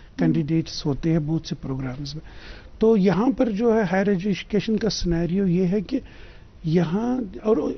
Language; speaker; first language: Hindi; non-native, local second language; Kashmiri